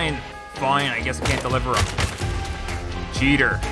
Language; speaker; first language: English; native; English